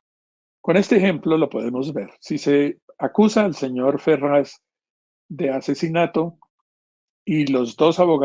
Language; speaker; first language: Spanish; native; Spanish